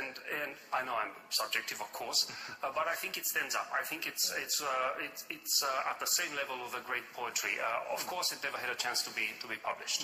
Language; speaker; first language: English; non-native, fluent; Romanian